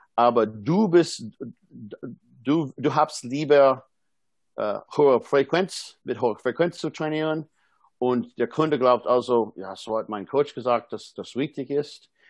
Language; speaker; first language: German; non-native, fluent; English